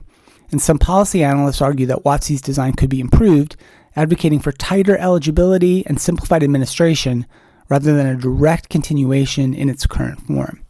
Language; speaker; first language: English; native; English